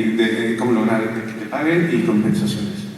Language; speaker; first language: Spanish; non-native, learner; Italian